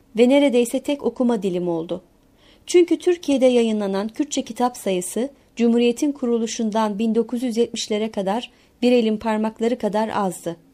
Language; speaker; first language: Turkish; non-native, local second language; Kurdish